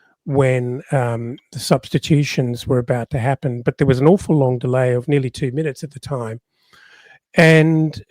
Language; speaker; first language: English; native; English